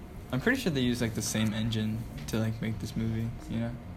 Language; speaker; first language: English; native; English